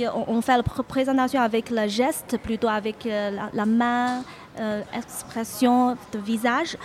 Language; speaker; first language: French; non-native, fluent; Chinese